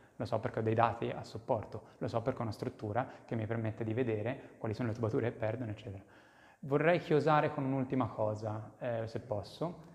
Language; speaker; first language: Italian; native; Italian